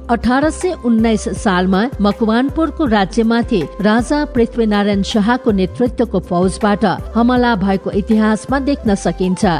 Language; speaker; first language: Nepali; native; Nepali